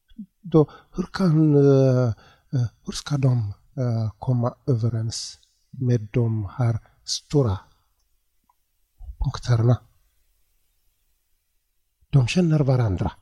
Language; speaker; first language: Swedish; non-native, learner; Tigrinya